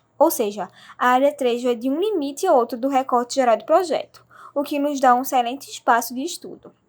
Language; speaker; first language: Portuguese; native; Portuguese